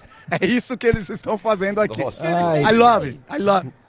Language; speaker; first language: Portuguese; native; Portuguese